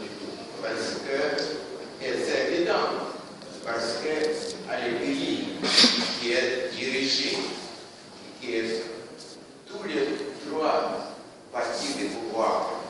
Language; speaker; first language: French; non-native, fluent; Russian